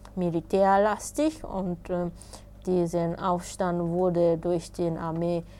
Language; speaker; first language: German; non-native, fluent; Japanese